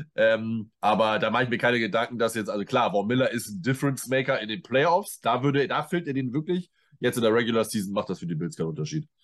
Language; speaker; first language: German; native; German